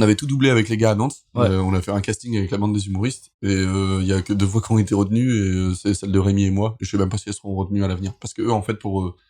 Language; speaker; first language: French; native; French